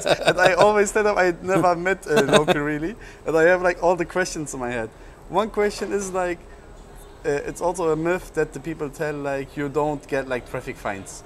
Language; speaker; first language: English; non-native, learner; German